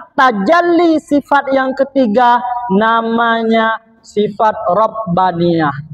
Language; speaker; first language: Malay; non-native, local second language; Achinese